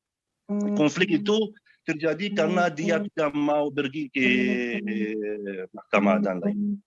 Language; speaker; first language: Indonesian; non-native, fluent; Arabic